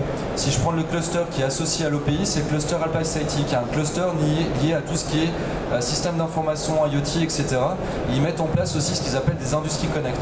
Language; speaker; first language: French; native; French